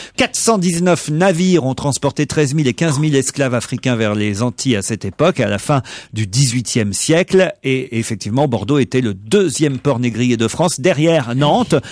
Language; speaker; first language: French; native; French